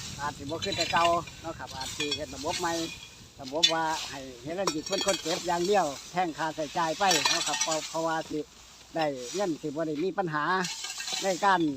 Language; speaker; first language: Thai; non-native, local second language; Northeastern Thai